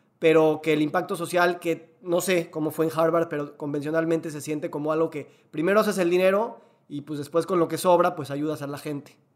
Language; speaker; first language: Spanish; native; Spanish